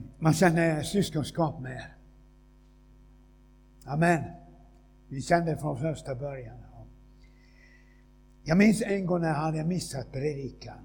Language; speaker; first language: Swedish; non-native, fluent; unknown